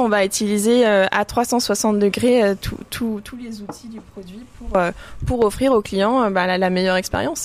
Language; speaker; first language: French; native; French